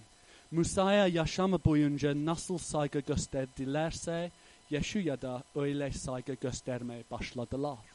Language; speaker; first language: Turkish; non-native, fluent; English